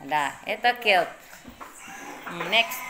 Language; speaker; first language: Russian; non-native, learner; Filipino